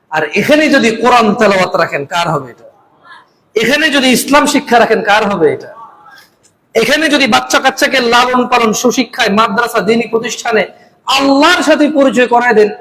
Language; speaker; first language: Bangla; early bilingual, heritage; Bangla